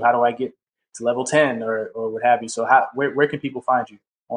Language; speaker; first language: English; native; English